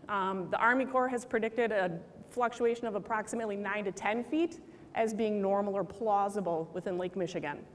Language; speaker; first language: English; native; English